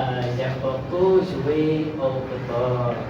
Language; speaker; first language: French; non-native, learner; Indonesian